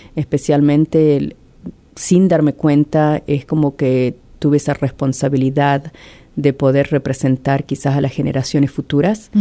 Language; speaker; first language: Spanish; native; Spanish